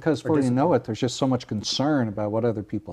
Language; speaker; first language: English; native; English